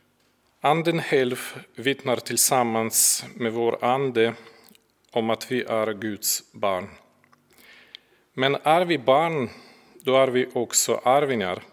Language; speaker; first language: Swedish; non-native, fluent; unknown